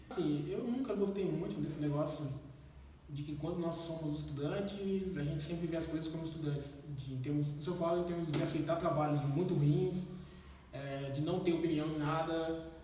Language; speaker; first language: Portuguese; native; Portuguese